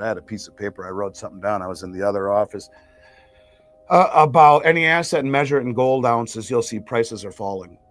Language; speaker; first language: English; native; English